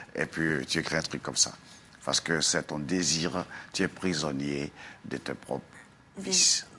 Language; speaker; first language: French; non-native, local second language; Dyula